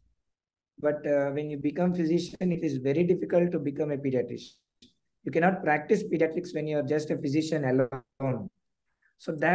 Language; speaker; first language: English; non-native, local second language; Telugu